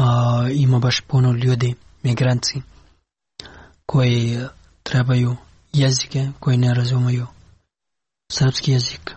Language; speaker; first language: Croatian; non-native, learner; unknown